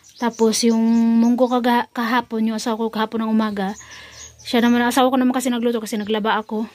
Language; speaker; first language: Filipino; non-native, local second language; Cebuano